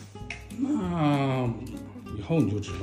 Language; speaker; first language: Chinese; native; Chinese